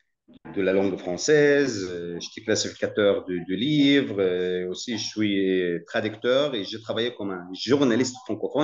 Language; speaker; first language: French; non-native, fluent; Arabic